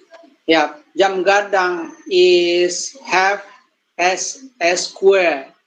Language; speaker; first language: English; non-native, learner; Indonesian